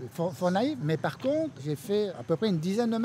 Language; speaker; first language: French; native; French